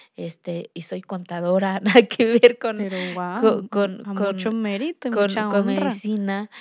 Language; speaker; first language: Spanish; non-native, local second language; Zapotec